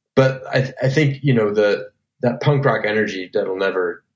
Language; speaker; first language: English; native; English